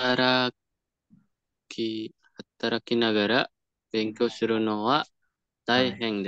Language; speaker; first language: Japanese; non-native, learner; Indonesian